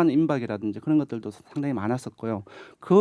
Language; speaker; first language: Korean; native; Korean